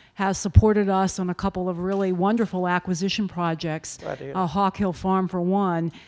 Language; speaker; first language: English; native; English